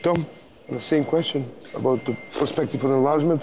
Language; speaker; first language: English; non-native, fluent; Macedonian